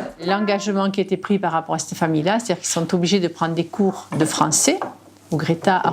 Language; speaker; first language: French; native; French